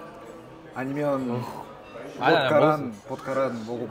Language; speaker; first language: Korean; non-native, learner; Russian